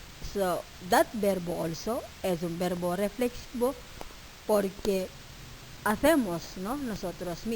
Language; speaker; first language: Spanish; non-native, fluent; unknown